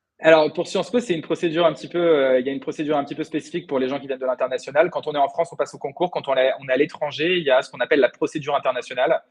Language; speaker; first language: French; native; French